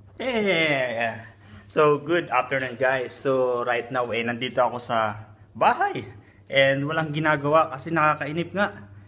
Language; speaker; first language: Filipino; native; Filipino